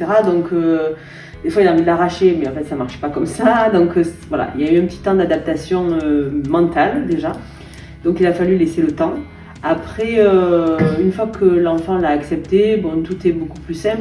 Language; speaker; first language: French; native; French